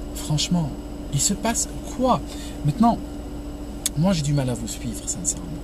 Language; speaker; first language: French; non-native, local second language; Arabic